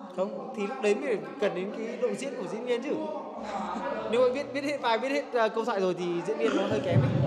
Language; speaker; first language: Vietnamese; non-native, local second language; Hmong